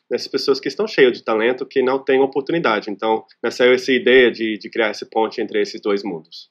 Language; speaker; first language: Portuguese; non-native, fluent; English